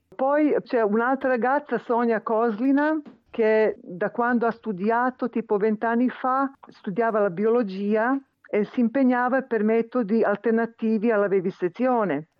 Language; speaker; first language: Italian; non-native, fluent; Serbian